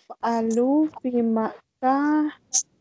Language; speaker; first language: Arabic; non-native, learner; Malay